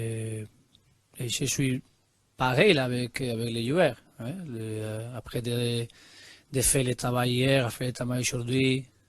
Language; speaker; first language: French; non-native, learner; Spanish